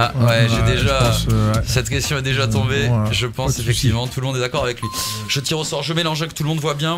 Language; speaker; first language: French; native; French